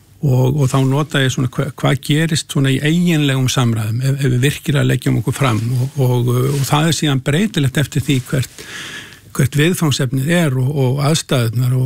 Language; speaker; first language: Icelandic; native; Icelandic